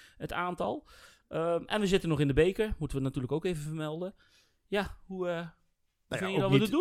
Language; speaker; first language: Dutch; native; Dutch